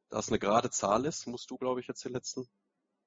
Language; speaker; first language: German; native; German